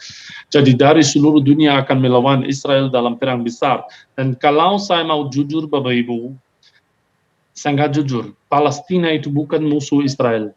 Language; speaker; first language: Indonesian; non-native, fluent; Hebrew